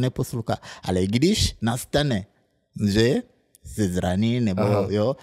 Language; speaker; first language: Czech; non-native, fluent; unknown